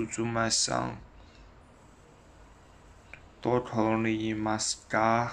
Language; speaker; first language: Japanese; non-native, learner; Chinese